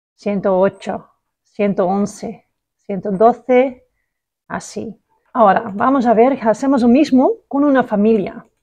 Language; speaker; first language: Spanish; non-native, learner; Dutch